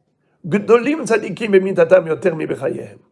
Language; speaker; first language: Hebrew; non-native, fluent; French